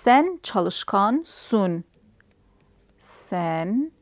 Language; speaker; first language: Turkish; non-native, fluent; Persian